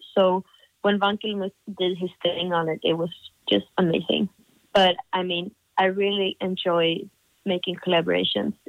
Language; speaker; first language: English; non-native, fluent; Swedish